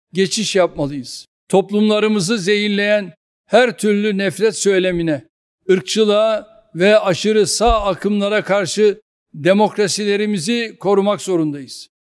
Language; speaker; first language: Turkish; native; Turkish